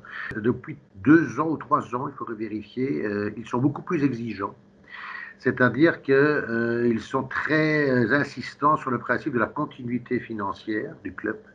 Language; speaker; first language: French; native; French